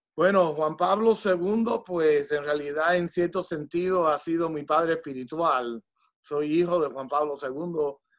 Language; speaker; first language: Spanish; early bilingual, heritage; Spanish